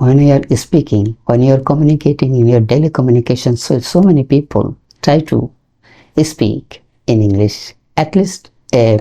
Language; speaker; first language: English; non-native, local second language; Bangla